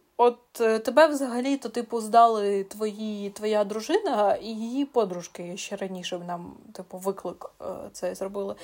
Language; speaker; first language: Ukrainian; non-native, local second language; Russian